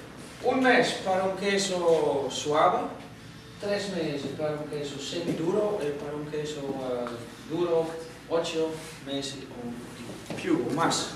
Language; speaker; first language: Spanish; non-native, fluent; Dutch